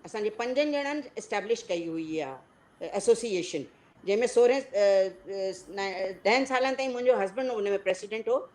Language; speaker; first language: Sindhi; native; Sindhi